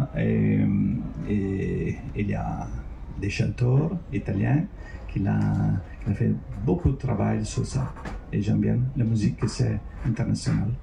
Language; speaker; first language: French; non-native, fluent; Italian